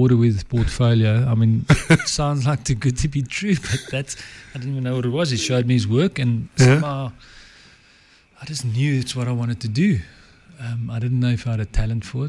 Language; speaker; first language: English; non-native, local second language; Afrikaans